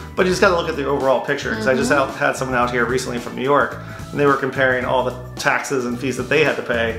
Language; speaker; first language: English; native; English